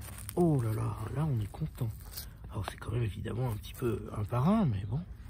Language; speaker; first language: French; native; French